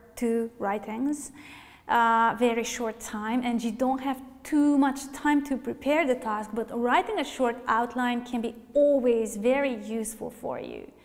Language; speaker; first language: English; non-native, fluent; Hungarian